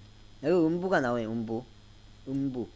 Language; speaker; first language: Korean; native; Korean